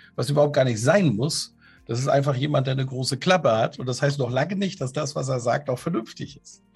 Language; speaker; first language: German; native; German